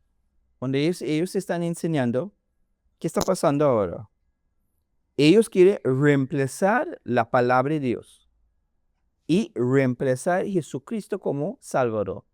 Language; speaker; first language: Spanish; non-native, learner; English